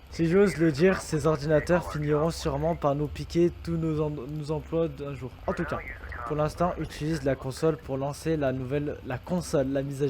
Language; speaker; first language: French; native; French